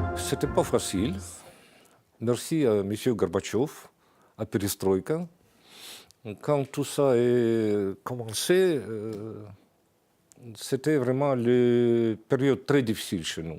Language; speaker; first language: French; non-native, fluent; Russian